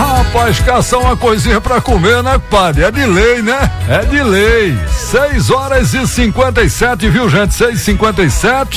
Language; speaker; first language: Portuguese; native; Portuguese